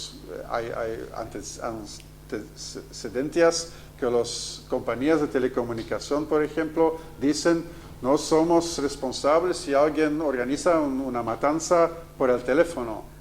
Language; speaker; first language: Spanish; non-native, fluent; Dutch